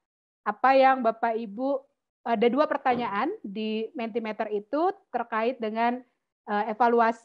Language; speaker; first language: Indonesian; native; Indonesian